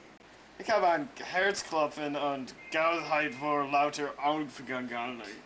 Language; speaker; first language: German; non-native, learner; English